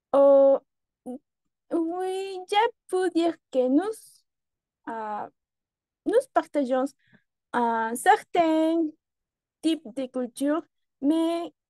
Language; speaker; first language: French; non-native, learner; Spanish